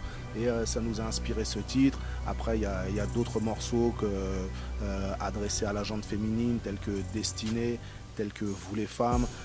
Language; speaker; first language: French; native; French